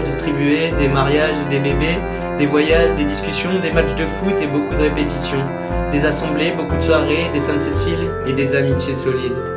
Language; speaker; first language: French; native; French